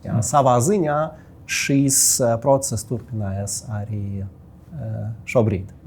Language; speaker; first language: Latvian; non-native, local second language; Russian